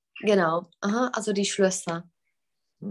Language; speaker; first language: German; non-native, fluent; Czech